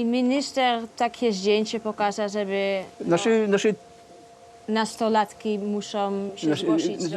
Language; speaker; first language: Polish; early bilingual, heritage; Polish